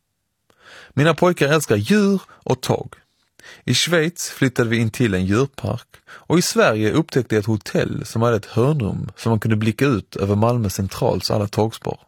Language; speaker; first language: Swedish; early bilingual, other home language; Persian